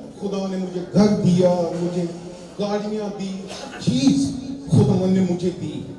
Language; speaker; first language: Urdu; non-native, local second language; Punjabi